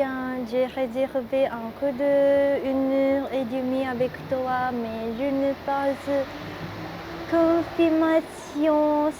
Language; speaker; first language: French; non-native, learner; Japanese